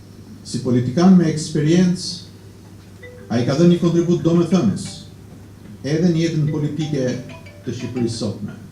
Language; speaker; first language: Albanian; native; Albanian